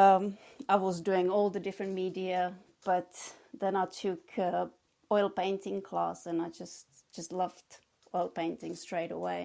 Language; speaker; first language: English; non-native, fluent; Czech